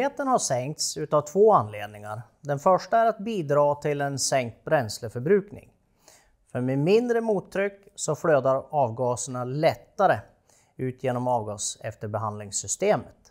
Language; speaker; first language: Swedish; native; Swedish